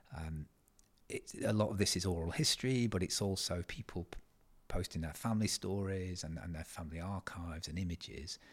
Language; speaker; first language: English; native; English